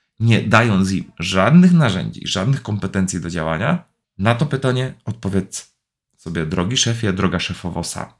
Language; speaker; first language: Polish; native; Polish